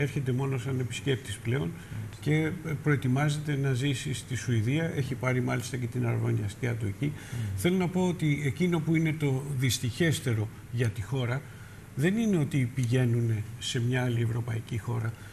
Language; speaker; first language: Greek; native; Greek